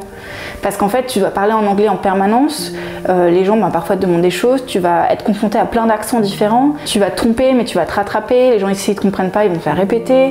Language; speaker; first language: French; native; French